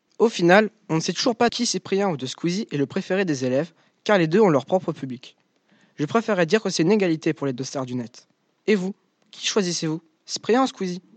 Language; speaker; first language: French; native; French